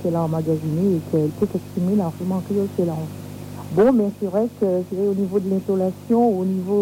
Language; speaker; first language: French; native; French